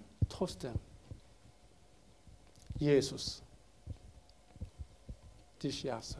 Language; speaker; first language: German; non-native, learner; Korean